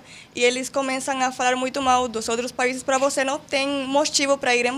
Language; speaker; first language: Portuguese; non-native, fluent; Spanish